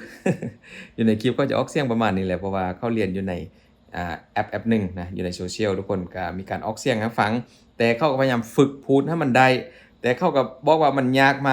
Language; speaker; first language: Thai; non-native, local second language; Northeastern Thai